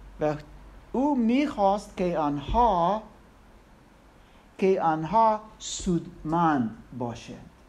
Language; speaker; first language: Persian; non-native, learner; English